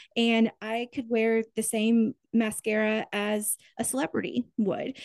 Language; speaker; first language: English; native; English